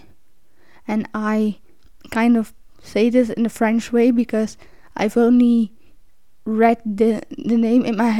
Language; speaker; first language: English; non-native, fluent; Dutch